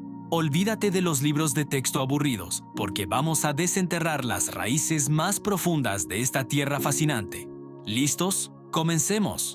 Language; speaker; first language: Spanish; native; Spanish